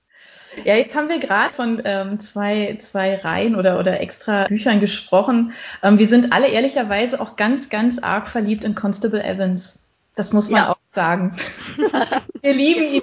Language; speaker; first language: German; native; German